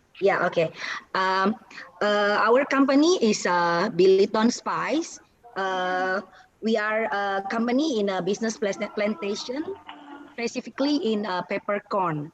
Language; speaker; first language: English; non-native, fluent; Indonesian